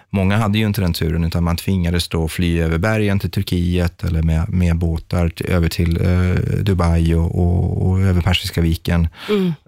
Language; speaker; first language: Swedish; early bilingual, other home language; Persian